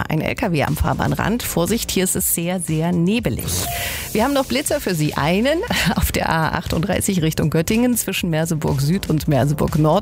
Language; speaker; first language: German; native; German